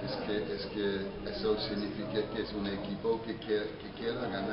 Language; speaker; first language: Spanish; non-native, fluent; English